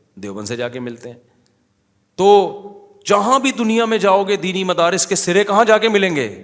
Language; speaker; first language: Urdu; native; Urdu